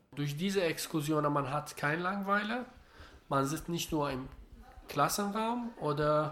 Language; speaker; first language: German; non-native, learner; Arabic